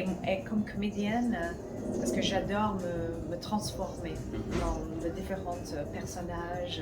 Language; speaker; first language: French; non-native, fluent; English